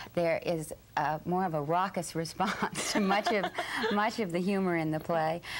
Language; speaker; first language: English; native; English